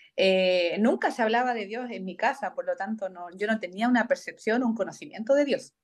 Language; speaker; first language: Spanish; native; Spanish